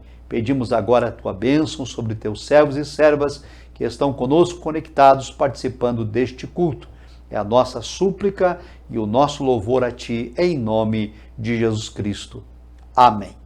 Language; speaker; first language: Portuguese; native; Portuguese